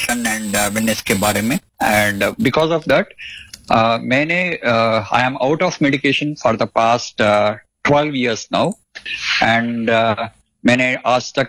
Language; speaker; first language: Hindi; non-native, local second language; Telugu